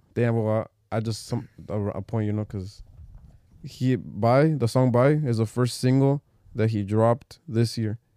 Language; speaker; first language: English; early bilingual, other home language; Spanish